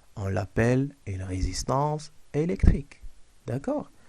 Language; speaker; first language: French; non-native, local second language; Arabic